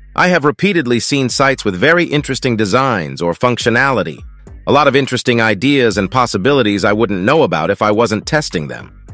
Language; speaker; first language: English; non-native, fluent; Russian